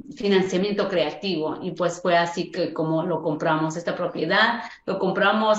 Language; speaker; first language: Spanish; native; Spanish